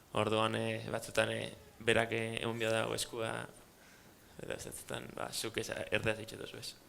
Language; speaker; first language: Basque; native; Basque